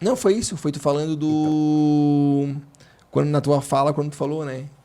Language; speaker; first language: Portuguese; native; Portuguese